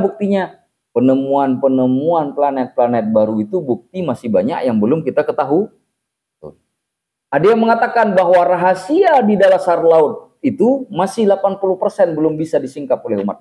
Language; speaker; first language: Indonesian; native; Indonesian